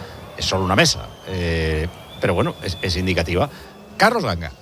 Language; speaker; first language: Spanish; native; Spanish